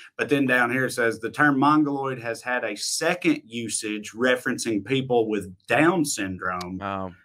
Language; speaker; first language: English; native; English